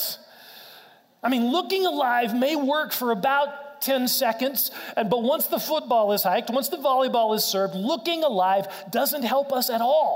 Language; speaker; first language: English; native; English